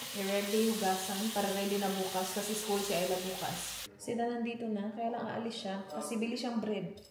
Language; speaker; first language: Filipino; non-native, local second language; Cebuano